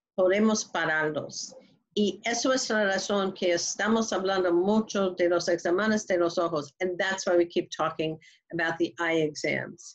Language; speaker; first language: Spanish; non-native, learner; English